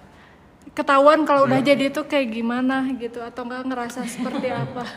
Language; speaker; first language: Indonesian; native; Indonesian